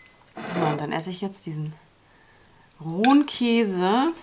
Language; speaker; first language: German; native; German